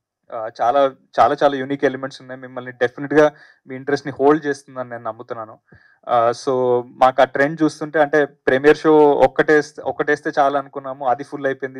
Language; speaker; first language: Telugu; native; Telugu